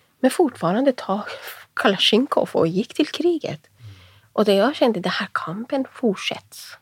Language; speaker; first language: Swedish; non-native, fluent; Persian